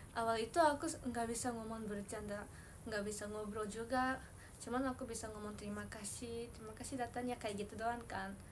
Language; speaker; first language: Indonesian; non-native, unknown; Japanese